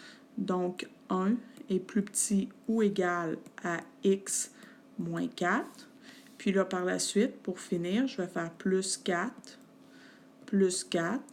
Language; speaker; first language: French; native; French